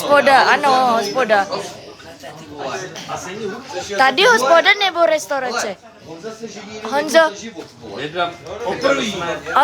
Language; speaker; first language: Czech; non-native, learner; Indonesian